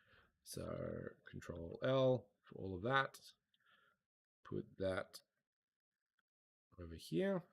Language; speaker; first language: English; native; English